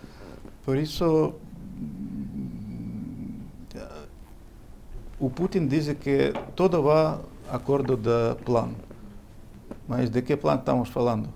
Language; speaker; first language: Portuguese; non-native, fluent; Ukrainian